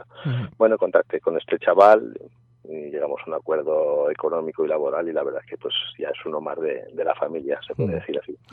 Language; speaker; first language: Spanish; native; Spanish